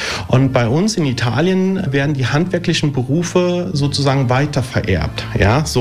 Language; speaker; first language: German; early bilingual, other home language; Italian